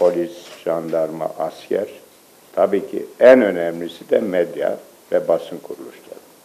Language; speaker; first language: Turkish; native; Turkish